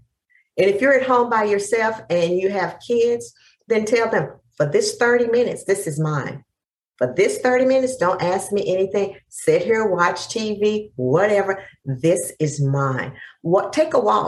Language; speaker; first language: English; native; English